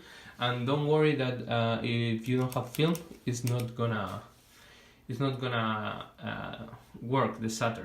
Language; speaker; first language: English; non-native, fluent; Spanish